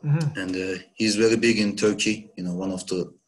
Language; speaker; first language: English; non-native, learner; Turkish